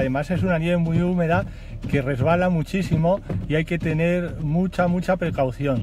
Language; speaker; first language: Spanish; native; Spanish